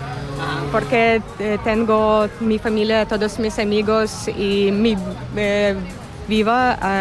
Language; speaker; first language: Spanish; non-native, learner; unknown